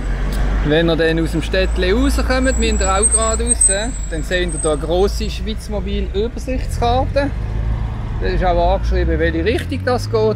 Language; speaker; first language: German; native; German